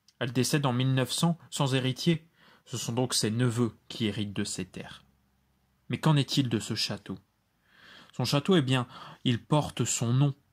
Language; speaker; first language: French; native; French